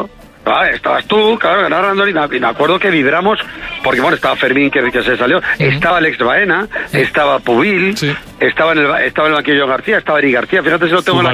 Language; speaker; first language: Spanish; native; Spanish